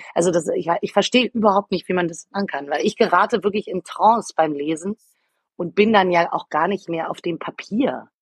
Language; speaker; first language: German; native; German